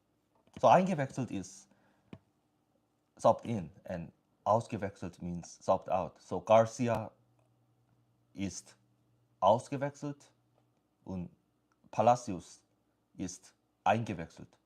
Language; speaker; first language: German; non-native, learner; English